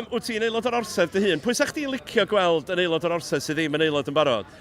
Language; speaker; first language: Welsh; native; Welsh